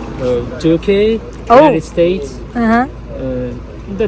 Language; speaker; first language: English; non-native, learner; Russian